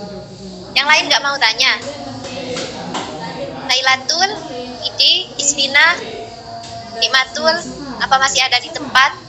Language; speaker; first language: Indonesian; native; Indonesian